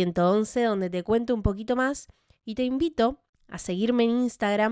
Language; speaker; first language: Spanish; native; Spanish